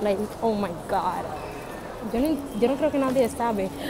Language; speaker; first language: Spanish; early bilingual, heritage; Spanish